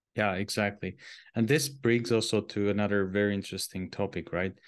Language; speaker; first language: English; non-native, fluent; Armenian